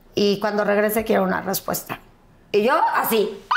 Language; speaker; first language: Spanish; native; Spanish